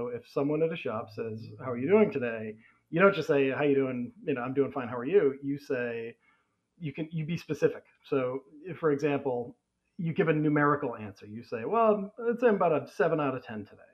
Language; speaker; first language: English; native; English